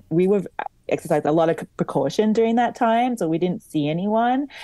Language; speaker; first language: English; native; English